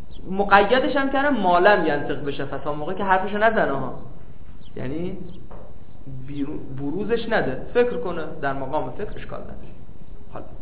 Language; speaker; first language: Persian; native; Persian